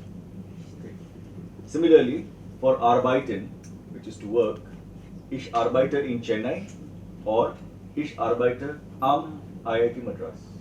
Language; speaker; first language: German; non-native, fluent; Marathi